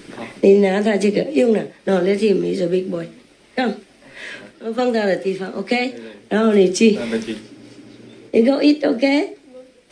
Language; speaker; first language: Chinese; non-native, fluent; Vietnamese